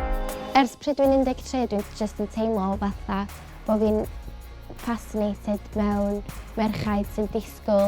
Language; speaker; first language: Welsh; native; Welsh